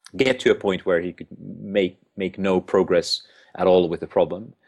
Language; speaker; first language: English; non-native, fluent; Finnish